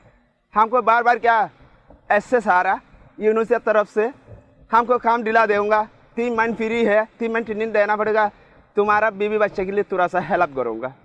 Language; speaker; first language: Hindi; non-native, learner; Rohingya